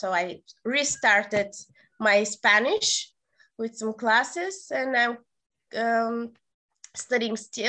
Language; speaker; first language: English; non-native, fluent; Bulgarian